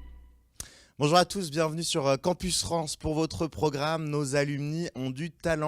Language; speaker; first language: French; native; French